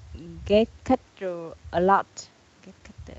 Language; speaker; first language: English; non-native, learner; Vietnamese